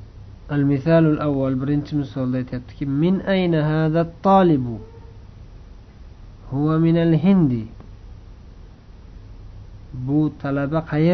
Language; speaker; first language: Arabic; non-native, fluent; Uzbek